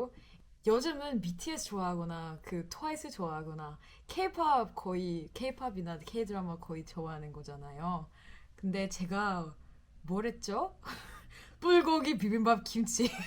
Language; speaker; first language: Korean; non-native, fluent; English